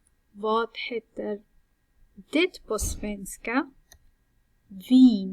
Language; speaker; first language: Swedish; non-native, fluent; Persian